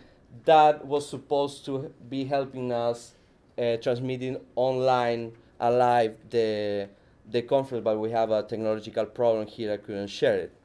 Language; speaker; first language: English; non-native, fluent; Spanish